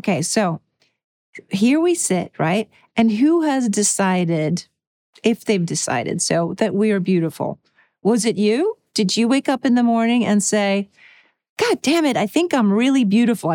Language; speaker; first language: English; early bilingual, other home language; Czech